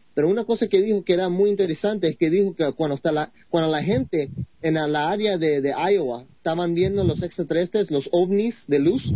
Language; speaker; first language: Spanish; non-native, fluent; English